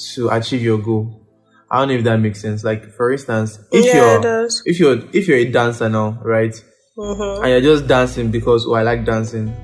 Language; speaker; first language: English; non-native, local second language; Yoruba